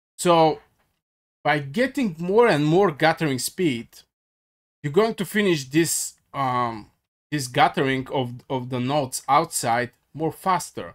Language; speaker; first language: English; non-native, fluent; Bulgarian